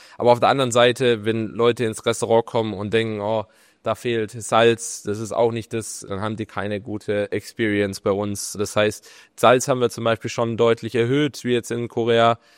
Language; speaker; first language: German; native; German